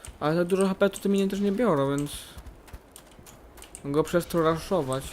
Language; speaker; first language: Polish; native; Polish